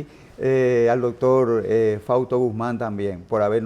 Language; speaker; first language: Spanish; native; Spanish